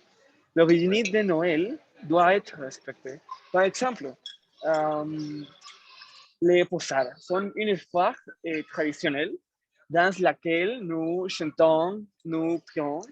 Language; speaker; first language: French; non-native, learner; Spanish